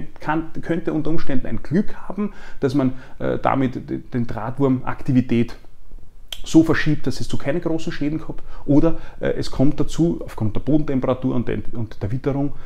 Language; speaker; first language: German; native; German